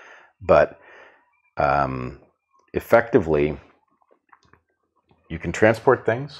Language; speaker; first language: English; native; English